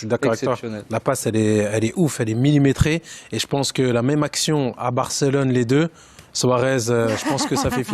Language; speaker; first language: French; native; French